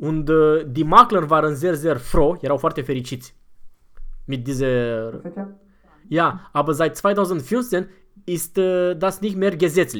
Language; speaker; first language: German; non-native, fluent; Romanian